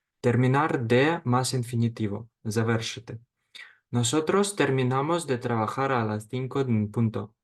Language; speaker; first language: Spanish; non-native, fluent; Ukrainian